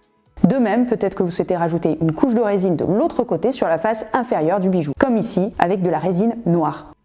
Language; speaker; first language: French; native; French